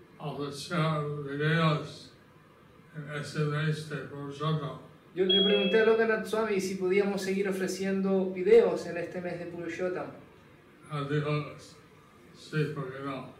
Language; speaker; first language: Spanish; non-native, learner; English